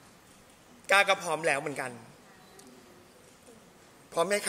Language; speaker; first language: Thai; native; Thai